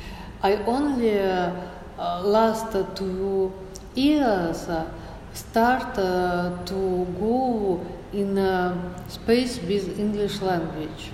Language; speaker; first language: English; non-native, learner; Russian